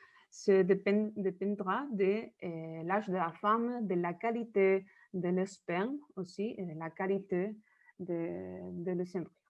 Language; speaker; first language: French; non-native, fluent; Spanish